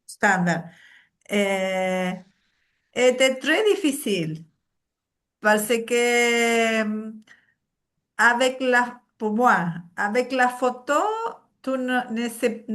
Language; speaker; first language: French; non-native, learner; Spanish